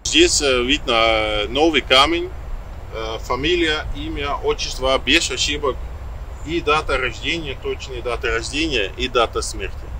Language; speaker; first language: Russian; non-native, learner; Dutch